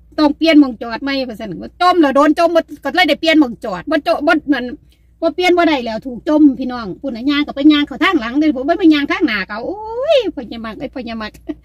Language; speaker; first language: Thai; native; Thai